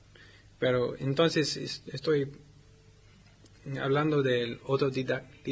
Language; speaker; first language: Spanish; non-native, learner; English